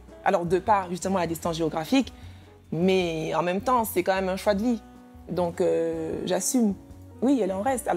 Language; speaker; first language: French; native; French